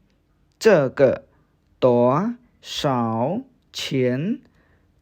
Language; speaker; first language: Chinese; non-native, fluent; Khmer